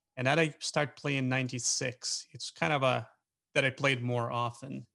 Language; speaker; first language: English; non-native, fluent; Portuguese